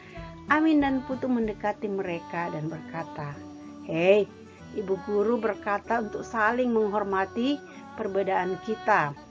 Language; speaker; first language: Indonesian; native; Indonesian